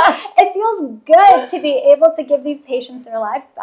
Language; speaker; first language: English; early bilingual, other home language; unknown